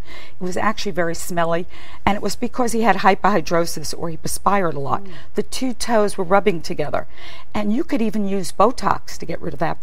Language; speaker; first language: English; native; English